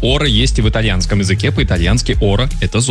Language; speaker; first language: Russian; native; Russian